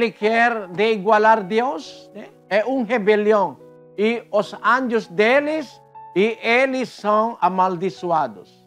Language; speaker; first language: Portuguese; non-native, fluent; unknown